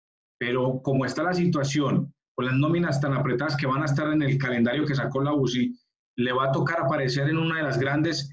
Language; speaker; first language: Spanish; native; Spanish